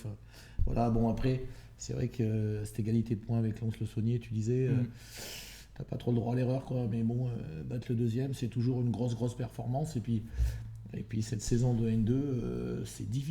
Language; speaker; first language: French; native; French